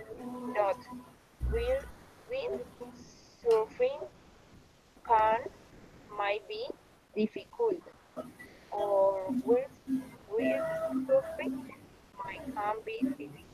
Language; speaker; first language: English; non-native, learner; Spanish